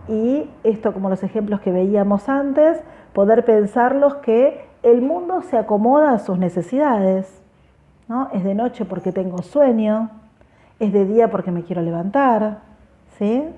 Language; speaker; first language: Spanish; native; Spanish